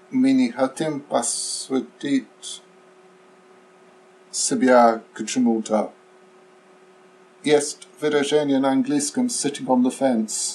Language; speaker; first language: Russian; non-native, fluent; English